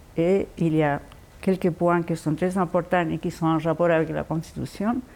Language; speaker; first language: French; non-native, fluent; Spanish